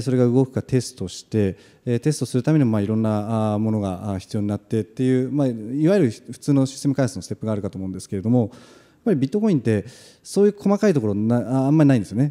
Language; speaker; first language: Japanese; native; Japanese